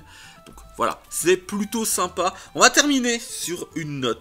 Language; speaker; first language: French; native; French